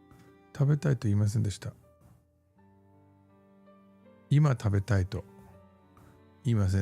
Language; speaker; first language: Japanese; non-native, learner; English